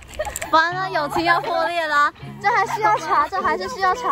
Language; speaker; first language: Chinese; native; Chinese